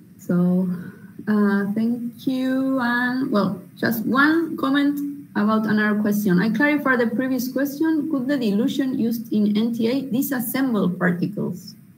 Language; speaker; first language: English; non-native, fluent; Spanish